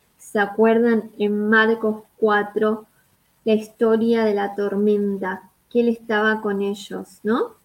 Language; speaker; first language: Spanish; native; Spanish